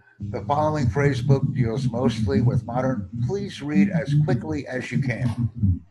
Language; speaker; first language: English; native; English